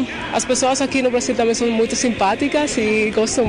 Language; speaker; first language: Portuguese; non-native, fluent; Spanish